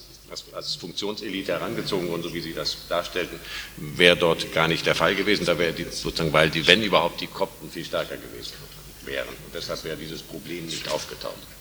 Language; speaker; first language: German; native; German